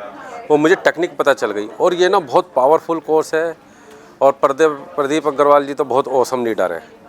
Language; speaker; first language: Hindi; native; Hindi